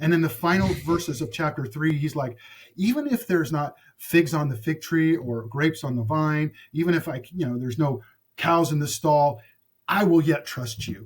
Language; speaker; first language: English; native; English